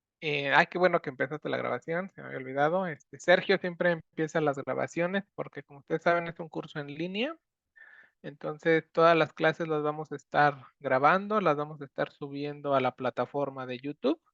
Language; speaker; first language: Spanish; native; Spanish